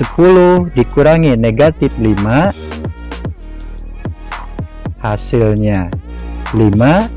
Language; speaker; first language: Indonesian; native; Indonesian